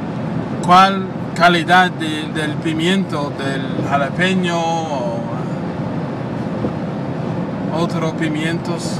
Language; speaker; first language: Spanish; non-native, learner; English